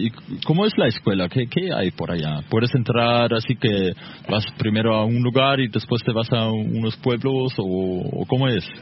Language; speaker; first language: Spanish; non-native, fluent; German